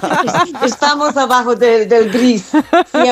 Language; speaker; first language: Spanish; non-native, fluent; English